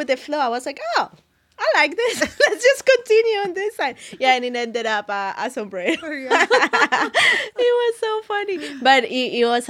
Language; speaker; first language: English; non-native, fluent; Spanish